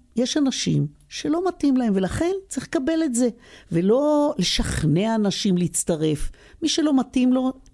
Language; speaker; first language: Hebrew; native; Hebrew